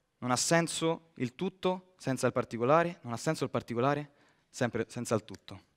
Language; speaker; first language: Italian; native; Italian